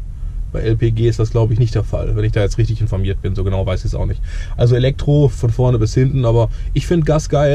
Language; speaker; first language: German; native; German